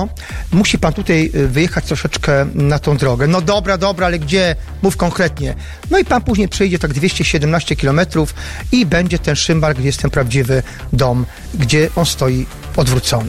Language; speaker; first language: Polish; native; Polish